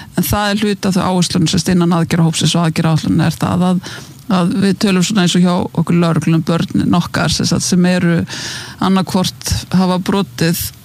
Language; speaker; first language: Icelandic; native; Icelandic